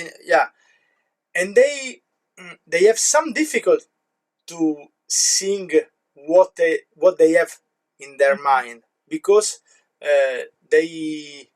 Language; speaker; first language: English; non-native, learner; Italian